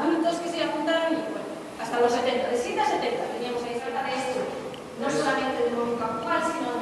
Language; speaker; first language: Spanish; native; Spanish